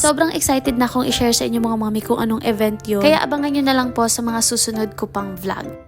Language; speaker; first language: Filipino; non-native, local second language; Cebuano